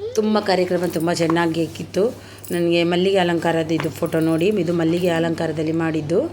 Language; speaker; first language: Kannada; native; Kannada